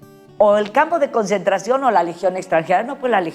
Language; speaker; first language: Spanish; native; Spanish